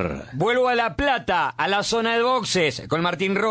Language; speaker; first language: Spanish; native; Spanish